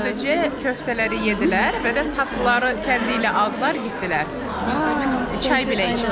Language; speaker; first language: Turkish; early bilingual, heritage; Turkish